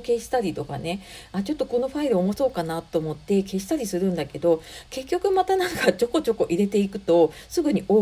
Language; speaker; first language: Japanese; native; Japanese